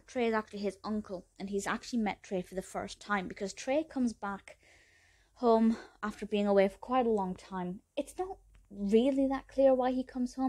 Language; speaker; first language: English; native; English